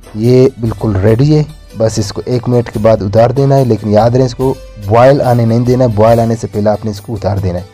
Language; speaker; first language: Urdu; non-native, local second language; Baluchi